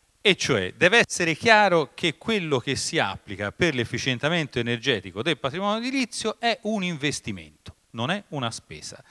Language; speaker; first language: Italian; native; Italian